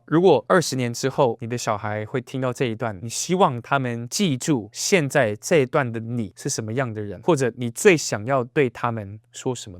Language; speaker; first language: Chinese; native; Chinese